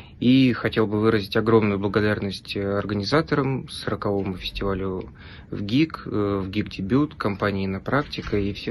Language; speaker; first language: Russian; native; Russian